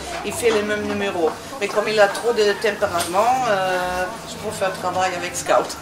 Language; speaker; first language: French; non-native, learner; German